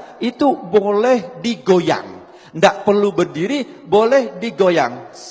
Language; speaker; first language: Indonesian; non-native, local second language; Javanese